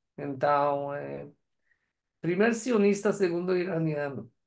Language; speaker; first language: Portuguese; non-native, learner; Persian